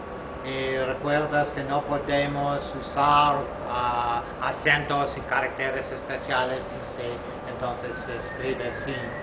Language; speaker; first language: Spanish; non-native, fluent; English